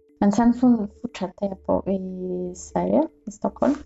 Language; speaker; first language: Swedish; non-native, fluent; Russian